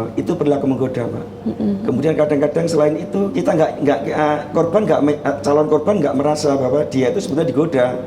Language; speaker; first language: Indonesian; native; Indonesian